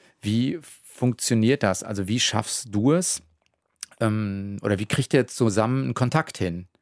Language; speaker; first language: German; native; German